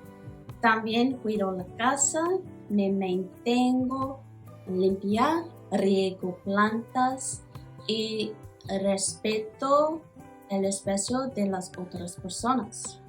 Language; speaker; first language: Spanish; non-native, learner; Māori